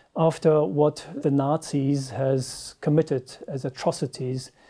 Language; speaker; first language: English; non-native, fluent; German